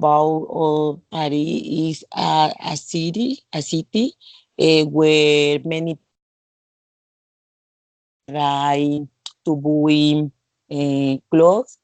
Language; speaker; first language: English; non-native, learner; Spanish